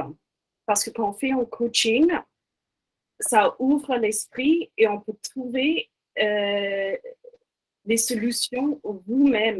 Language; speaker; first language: French; non-native, fluent; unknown